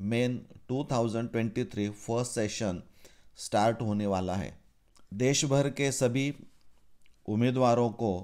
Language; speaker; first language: Hindi; non-native, local second language; Marathi